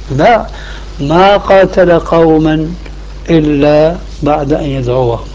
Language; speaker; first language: Arabic; early bilingual, other home language; Albanian